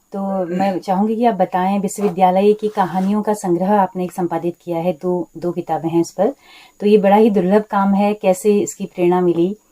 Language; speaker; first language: Hindi; native; Hindi